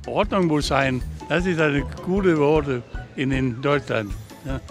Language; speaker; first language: German; non-native, learner; Danish